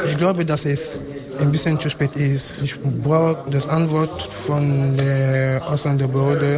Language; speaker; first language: German; non-native, learner; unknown